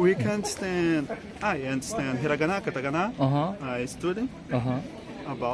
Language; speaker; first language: English; non-native, learner; Portuguese